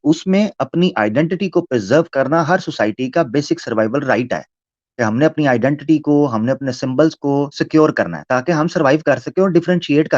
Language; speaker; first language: Hindi; native; Hindi